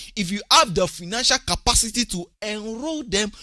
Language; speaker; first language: English; non-native, local second language; Yoruba